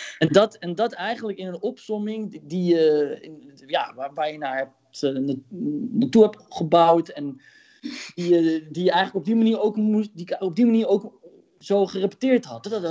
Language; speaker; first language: Dutch; early bilingual, other home language; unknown